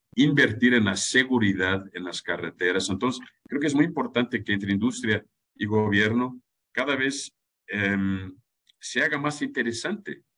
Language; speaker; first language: Spanish; non-native, fluent; German